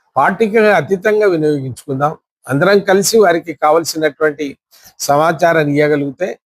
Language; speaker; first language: Telugu; non-native, local second language; Lambadi